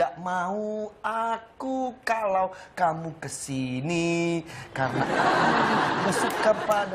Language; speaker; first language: Indonesian; native; Indonesian